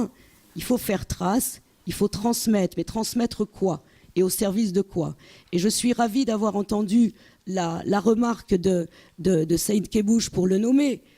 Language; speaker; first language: French; native; French